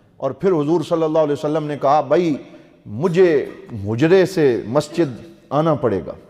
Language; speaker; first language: Urdu; non-native, local second language; Punjabi